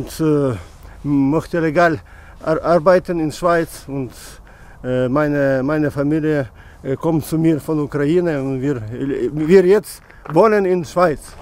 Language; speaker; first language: German; non-native, learner; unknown